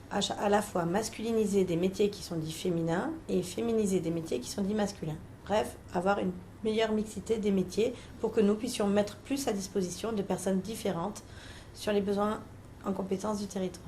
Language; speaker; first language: French; native; French